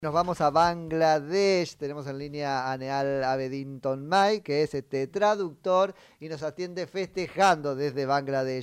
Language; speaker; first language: Spanish; native; Spanish